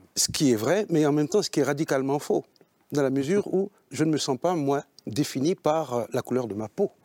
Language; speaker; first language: French; native; French